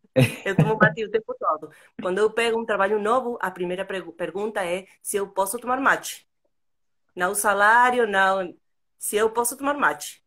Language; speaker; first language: Portuguese; non-native, fluent; Spanish